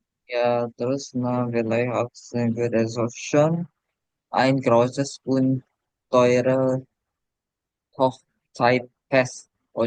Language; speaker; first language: German; non-native, learner; Indonesian